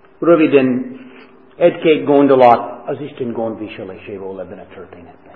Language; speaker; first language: Hungarian; non-native, fluent; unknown